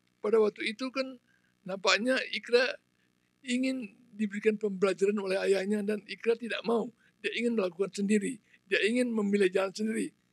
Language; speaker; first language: Indonesian; non-native, local second language; Balinese